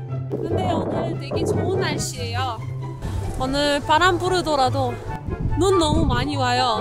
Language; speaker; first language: Korean; non-native, learner; Russian